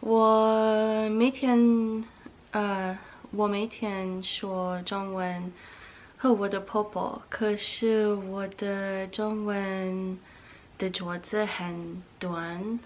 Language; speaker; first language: Chinese; non-native, learner; English